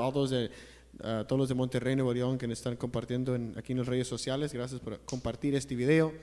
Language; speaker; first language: Spanish; early bilingual, other home language; English